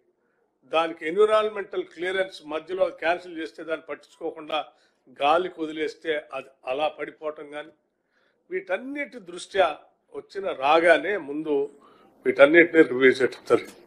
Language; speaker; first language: Telugu; native; Telugu